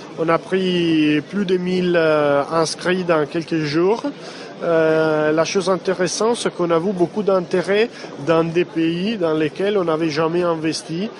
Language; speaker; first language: French; non-native, fluent; Italian